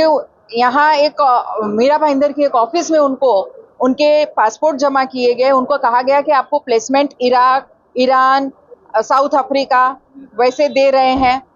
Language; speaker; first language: Hindi; native; Hindi